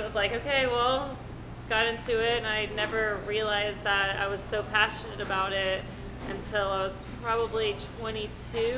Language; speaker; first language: English; native; English